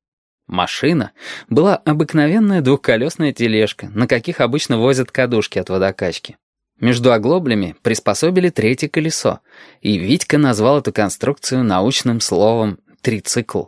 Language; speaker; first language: Russian; native; Russian